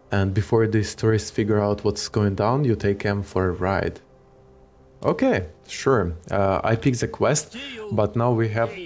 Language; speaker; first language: English; non-native, fluent; Ukrainian